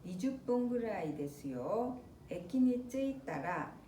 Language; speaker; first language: Japanese; non-native, fluent; Korean